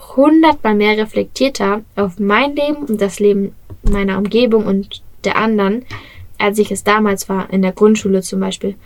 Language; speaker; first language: German; native; German